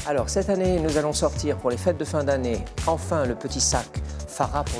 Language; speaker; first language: French; native; French